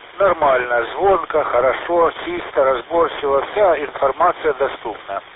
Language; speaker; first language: Russian; native; Russian